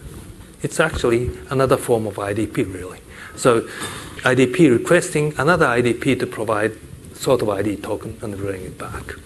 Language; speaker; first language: English; non-native, fluent; Japanese